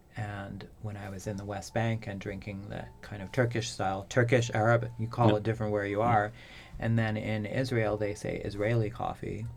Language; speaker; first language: English; native; English